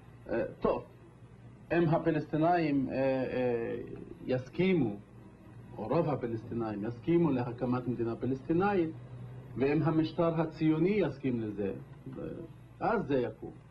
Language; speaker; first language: Hebrew; non-native, local second language; Arabic